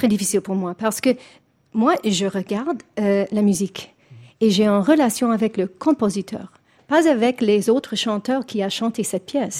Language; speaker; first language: French; non-native, fluent; English